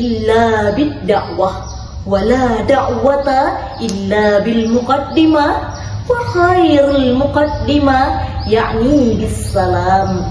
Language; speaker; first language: Arabic; non-native, learner; Indonesian